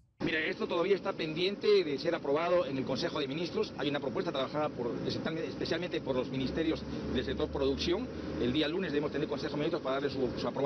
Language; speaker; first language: Spanish; native; Spanish